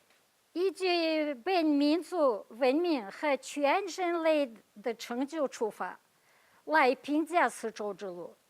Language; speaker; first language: Chinese; non-native, fluent; Kazakh